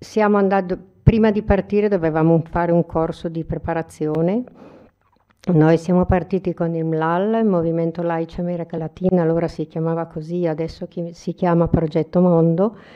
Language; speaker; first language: Italian; native; Italian